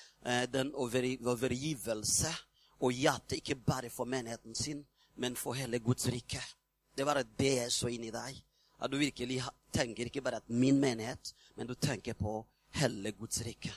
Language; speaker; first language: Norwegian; non-native, fluent; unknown